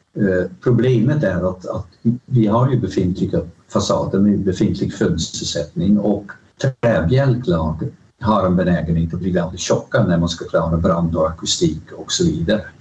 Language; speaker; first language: Swedish; non-native, fluent; Dutch